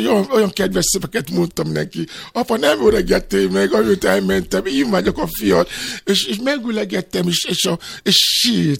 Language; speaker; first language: Hungarian; non-native, fluent; Yoruba